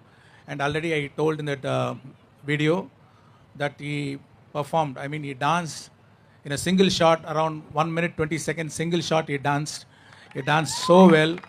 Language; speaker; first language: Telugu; non-native, learner; Tamil